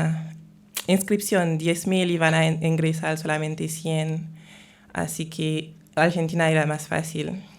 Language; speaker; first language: Spanish; non-native, fluent; Haitian Creole